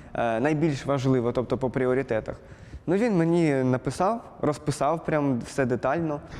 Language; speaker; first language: Ukrainian; native; Ukrainian